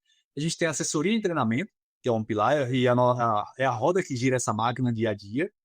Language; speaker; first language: Portuguese; native; Portuguese